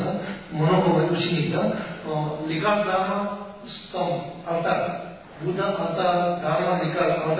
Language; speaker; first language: Russian; non-native, learner; Tibetan